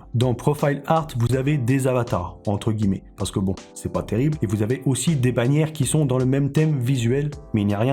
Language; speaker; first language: French; native; French